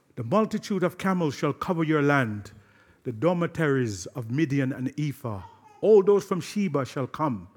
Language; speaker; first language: English; native; English